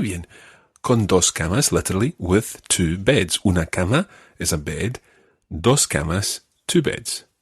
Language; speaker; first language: Spanish; non-native, fluent; English